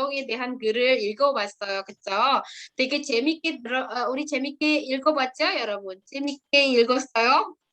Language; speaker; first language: Korean; non-native, fluent; Indonesian